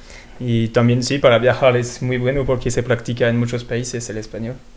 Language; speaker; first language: Spanish; non-native, learner; French